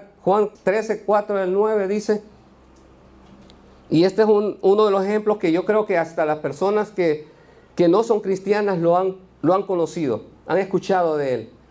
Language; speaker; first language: Spanish; native; Spanish